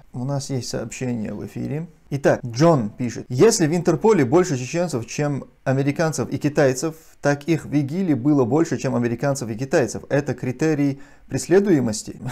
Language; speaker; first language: Russian; non-native, local second language; Chechen